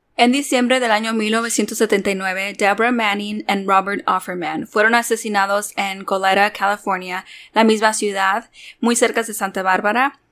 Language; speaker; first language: Spanish; early bilingual, heritage; Spanish